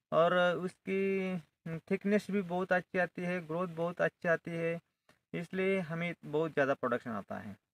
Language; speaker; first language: Hindi; non-native, local second language; Marathi